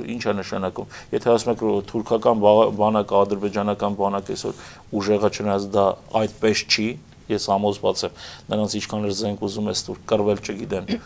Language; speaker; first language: Armenian; native; Armenian